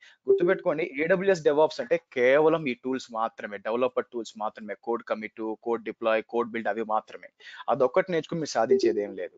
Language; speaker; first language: Telugu; native; Telugu